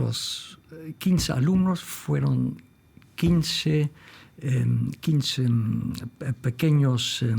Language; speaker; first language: Spanish; non-native, fluent; Dutch